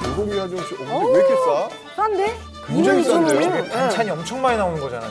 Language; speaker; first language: Korean; native; Korean